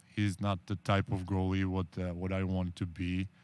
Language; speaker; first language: English; non-native, learner; Czech